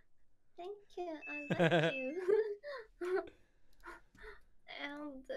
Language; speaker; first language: English; non-native, learner; Korean